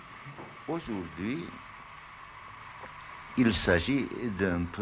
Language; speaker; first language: French; non-native, fluent; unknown